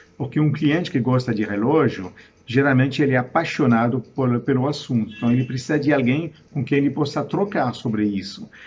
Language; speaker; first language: Portuguese; non-native, fluent; French